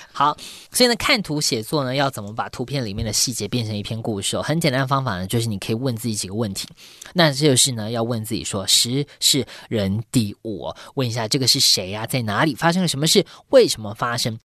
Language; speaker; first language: Chinese; native; Chinese